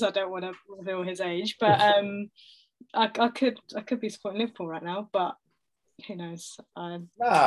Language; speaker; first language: English; native; English